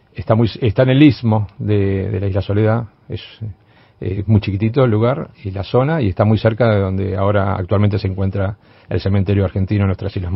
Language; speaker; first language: Spanish; native; Spanish